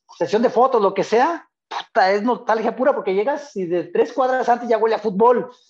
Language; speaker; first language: Spanish; native; Spanish